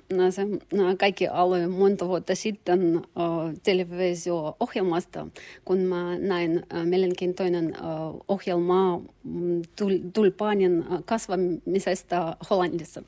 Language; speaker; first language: Finnish; non-native, learner; Russian